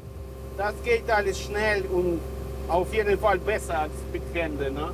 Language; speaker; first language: German; non-native, learner; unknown